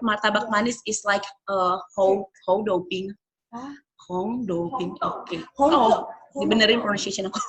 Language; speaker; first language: English; non-native, learner; Indonesian